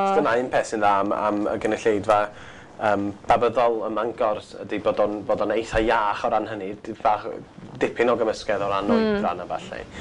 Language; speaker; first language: Welsh; non-native, local second language; English